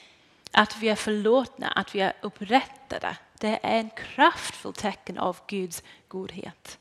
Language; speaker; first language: Swedish; non-native, fluent; English